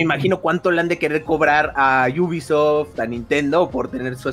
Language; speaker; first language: Spanish; native; Spanish